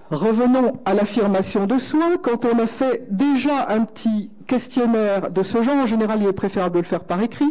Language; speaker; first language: French; native; French